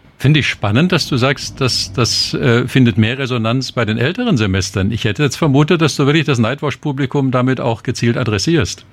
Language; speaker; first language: German; native; German